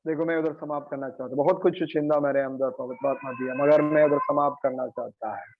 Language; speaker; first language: Hindi; non-native, local second language; Malayalam